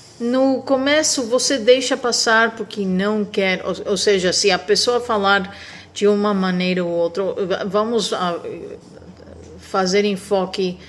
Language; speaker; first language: Portuguese; non-native, fluent; Spanish